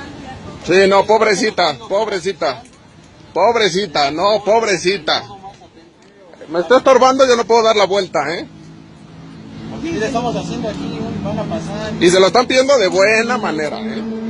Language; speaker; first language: Spanish; native; Spanish